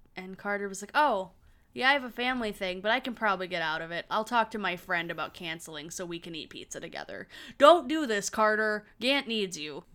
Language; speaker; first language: English; native; English